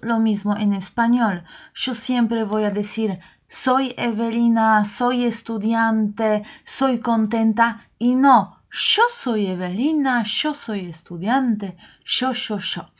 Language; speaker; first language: Spanish; non-native, fluent; Polish